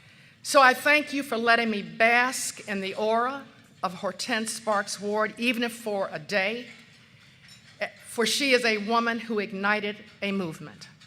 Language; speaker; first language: English; native; English